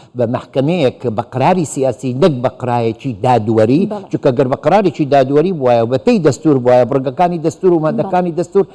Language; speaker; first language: Central Kurdish; non-native, local second language; Syriac